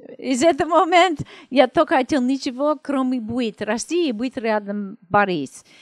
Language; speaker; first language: Russian; non-native, learner; English